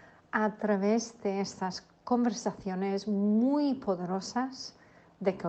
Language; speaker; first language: Spanish; non-native, fluent; English